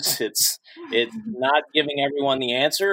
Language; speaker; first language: English; native; English